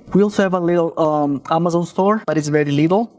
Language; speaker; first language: English; non-native, fluent; Italian